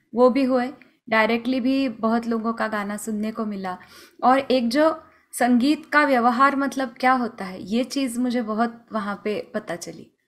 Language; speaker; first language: Hindi; non-native, local second language; Marathi